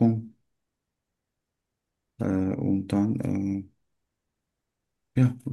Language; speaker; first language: German; non-native, learner; Turkish